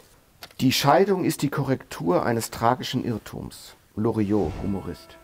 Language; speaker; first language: German; native; German